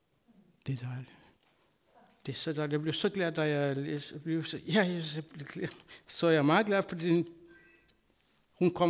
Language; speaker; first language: Danish; non-native, fluent; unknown